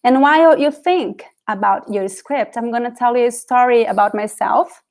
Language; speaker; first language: English; non-native, fluent; Portuguese